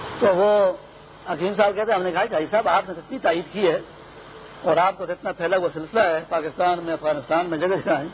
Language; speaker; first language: Urdu; non-native, local second language; Pashto